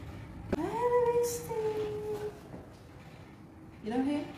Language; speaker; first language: English; non-native, learner; Indonesian